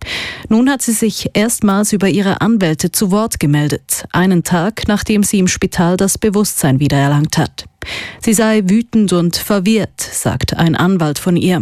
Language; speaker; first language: German; native; German